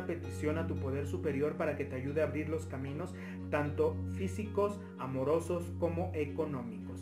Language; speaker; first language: Spanish; native; Spanish